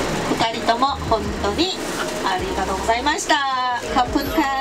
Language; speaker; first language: Japanese; non-native, fluent; Thai